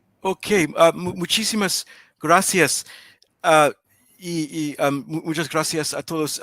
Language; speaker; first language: Spanish; non-native, learner; English